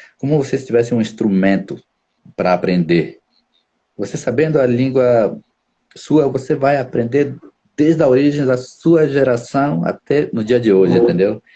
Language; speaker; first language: Portuguese; non-native, local second language; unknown